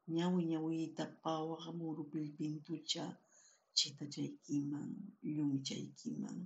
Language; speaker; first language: Spanish; non-native, local second language; Quechua